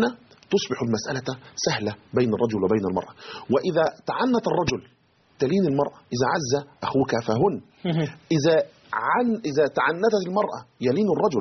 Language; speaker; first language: Arabic; native; Arabic